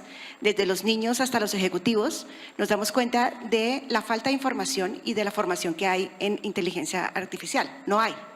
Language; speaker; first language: Spanish; native; Spanish